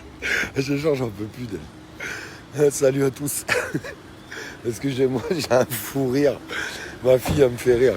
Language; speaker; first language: French; native; French